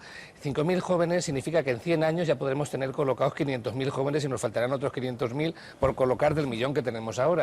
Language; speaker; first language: Spanish; native; Spanish